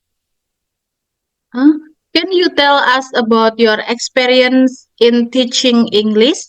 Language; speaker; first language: English; non-native, learner; Indonesian